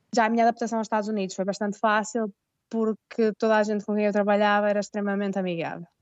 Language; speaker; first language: Portuguese; native; Portuguese